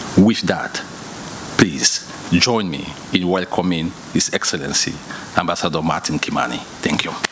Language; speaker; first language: English; non-native, fluent; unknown